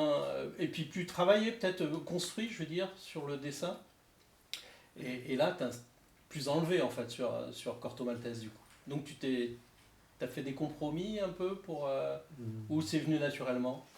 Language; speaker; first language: French; native; French